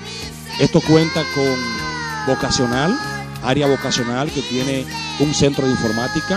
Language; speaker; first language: Spanish; native; Spanish